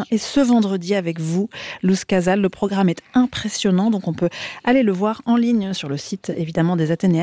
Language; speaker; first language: French; native; French